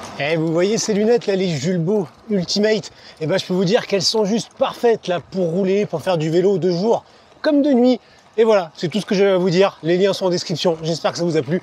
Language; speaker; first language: French; native; French